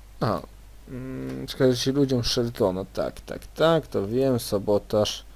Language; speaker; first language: Polish; native; Polish